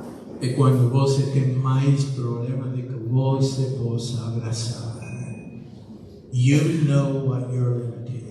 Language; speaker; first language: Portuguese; non-native, learner; English